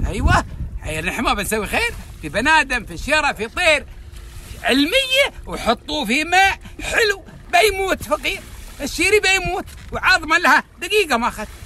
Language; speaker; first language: Arabic; native; Arabic